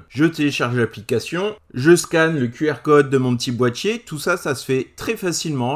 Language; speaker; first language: French; native; French